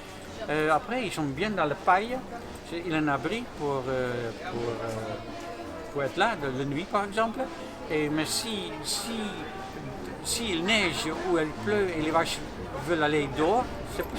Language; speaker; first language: French; non-native, fluent; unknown